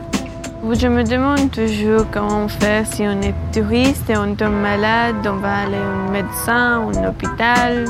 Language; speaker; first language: French; non-native, learner; Romanian